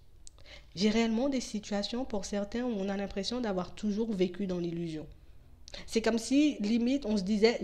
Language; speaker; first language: French; native; French